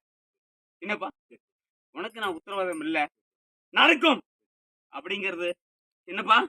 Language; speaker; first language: Tamil; native; Tamil